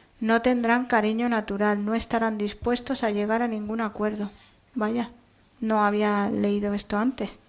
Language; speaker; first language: Spanish; native; Spanish